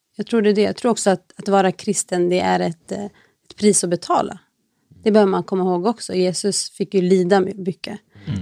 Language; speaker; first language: Swedish; early bilingual, other home language; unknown